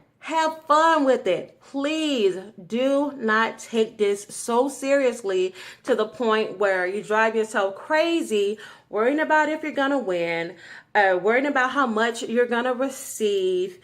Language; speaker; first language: English; native; English